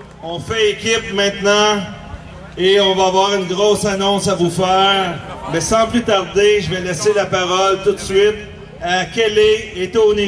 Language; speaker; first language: French; native; French